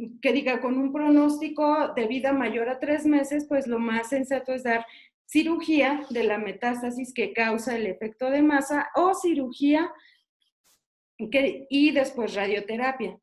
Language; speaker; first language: Spanish; native; Spanish